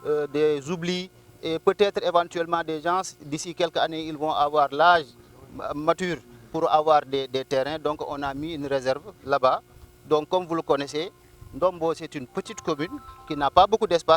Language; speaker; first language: French; non-native, local second language; Wolof